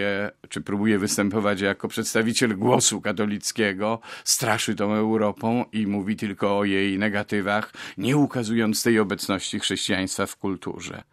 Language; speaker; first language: Polish; native; Polish